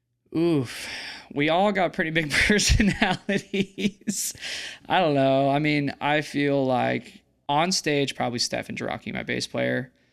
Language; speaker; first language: English; native; English